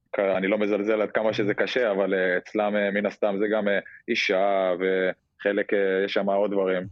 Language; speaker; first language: Hebrew; native; Hebrew